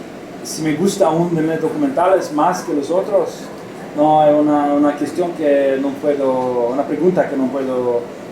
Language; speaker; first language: Spanish; non-native, learner; Romanian